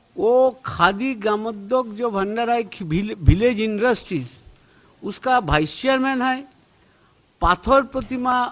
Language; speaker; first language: Hindi; non-native, local second language; Bangla